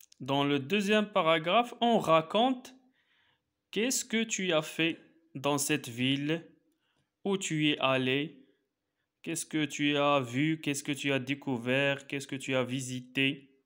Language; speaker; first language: French; non-native, local second language; Arabic